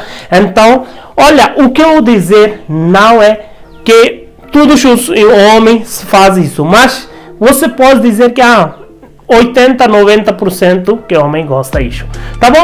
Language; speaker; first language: Portuguese; non-native, learner; Hindi